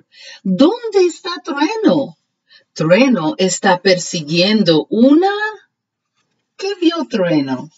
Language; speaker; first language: Spanish; early bilingual, heritage; Spanish